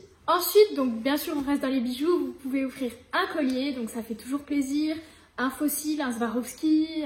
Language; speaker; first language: French; native; French